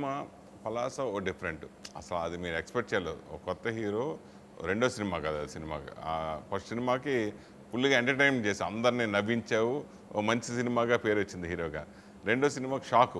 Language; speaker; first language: Telugu; native; Telugu